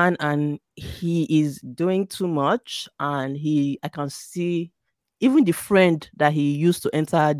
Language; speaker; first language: English; non-native, local second language; Yoruba